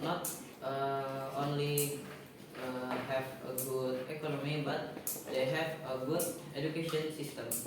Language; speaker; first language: English; non-native, learner; Indonesian